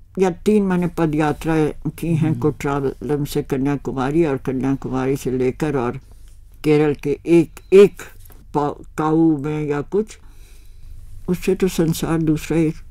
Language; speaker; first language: Hindi; native; Hindi